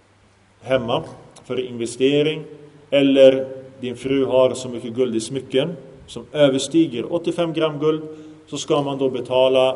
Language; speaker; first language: Swedish; early bilingual, other home language; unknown